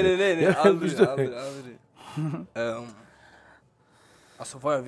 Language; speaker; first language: Swedish; early bilingual, other home language; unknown